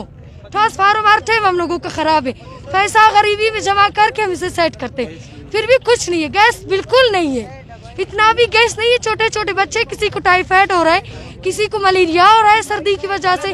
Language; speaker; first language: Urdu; non-native, local second language; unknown